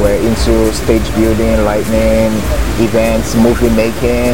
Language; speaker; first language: English; non-native, local second language; Yoruba